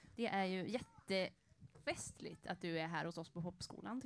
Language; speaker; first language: Swedish; native; Swedish